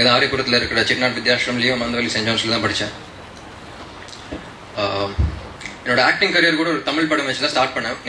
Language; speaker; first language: Tamil; non-native, local second language; Telugu